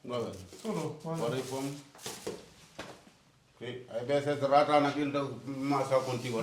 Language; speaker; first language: Spanish; non-native, learner; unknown